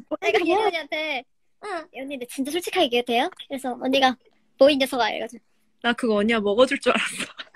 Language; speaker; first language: Korean; native; Korean